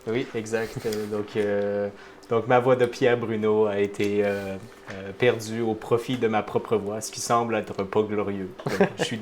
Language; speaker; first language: French; native; French